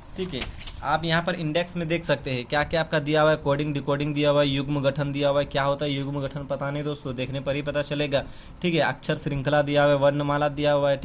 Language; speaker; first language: Hindi; native; Hindi